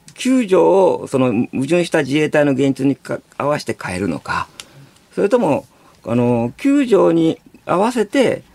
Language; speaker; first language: Japanese; native; Japanese